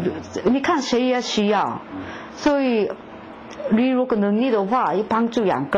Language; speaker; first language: Chinese; non-native, fluent; Korean